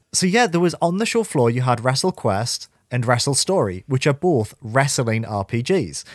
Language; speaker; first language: English; native; English